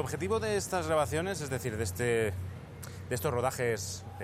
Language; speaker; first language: Spanish; native; Spanish